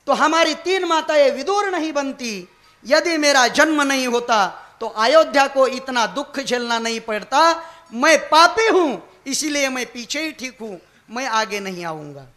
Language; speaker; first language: Hindi; non-native, local second language; Marathi